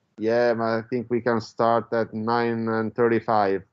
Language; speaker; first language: English; non-native, fluent; Italian